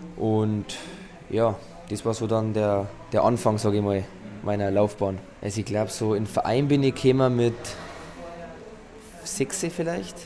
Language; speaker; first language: German; native; German